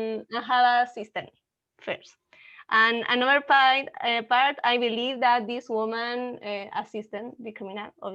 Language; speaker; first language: English; non-native, learner; Spanish